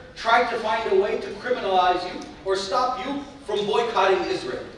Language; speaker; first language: English; native; English